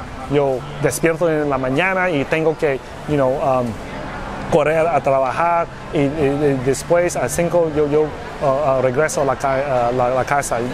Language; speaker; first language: Spanish; non-native, learner; English